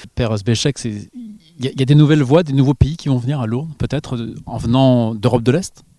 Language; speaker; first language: French; native; French